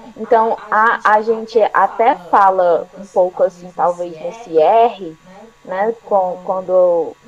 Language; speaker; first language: Portuguese; native; Portuguese